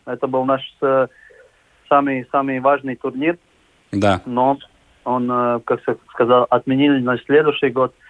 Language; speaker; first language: Russian; non-native, local second language; Latvian